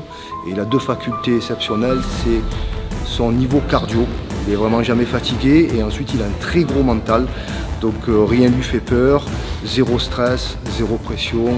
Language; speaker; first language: French; native; French